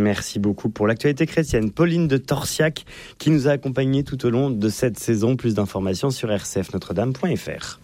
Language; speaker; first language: French; native; French